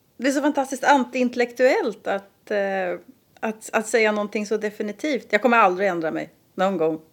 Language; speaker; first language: Swedish; native; Swedish